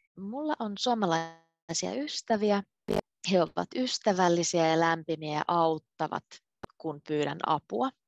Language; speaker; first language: Finnish; native; Finnish